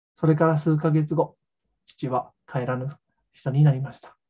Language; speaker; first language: Japanese; native; Japanese